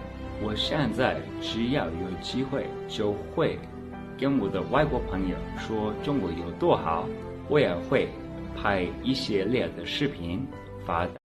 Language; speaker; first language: Chinese; non-native, fluent; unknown